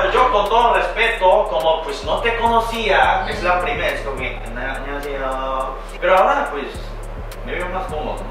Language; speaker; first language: Spanish; non-native, fluent; Korean